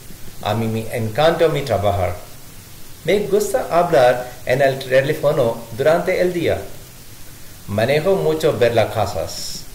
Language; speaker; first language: Spanish; non-native, learner; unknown